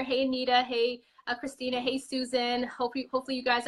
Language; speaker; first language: English; native; English